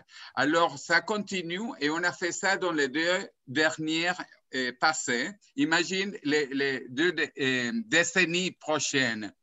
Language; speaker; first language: French; non-native, fluent; Spanish